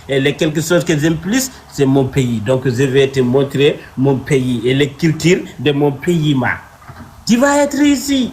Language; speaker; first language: French; non-native, local second language; Fula